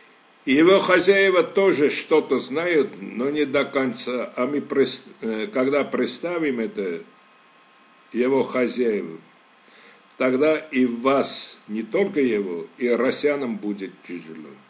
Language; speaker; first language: Russian; non-native, fluent; Armenian